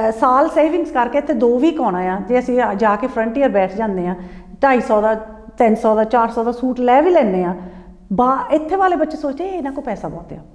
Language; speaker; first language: Punjabi; early bilingual, heritage; Punjabi